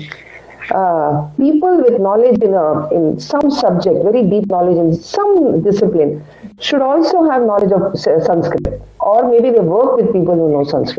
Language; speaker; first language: English; non-native, local second language; Kannada